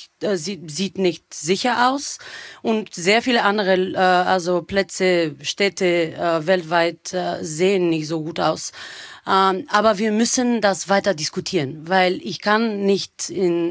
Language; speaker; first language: German; non-native, fluent; Bulgarian